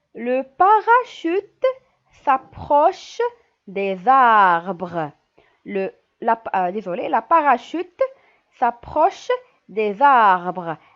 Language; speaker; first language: French; non-native, local second language; Arabic